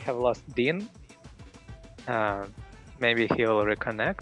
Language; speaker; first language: English; non-native, fluent; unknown